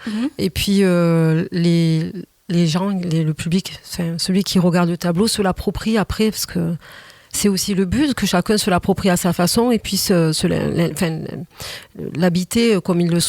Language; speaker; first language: French; native; French